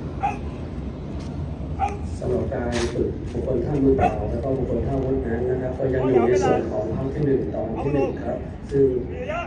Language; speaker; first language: Thai; native; Thai